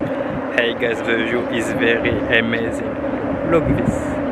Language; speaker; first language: English; non-native, learner; French